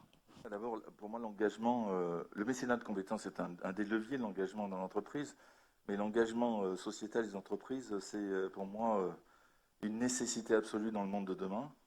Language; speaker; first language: French; native; French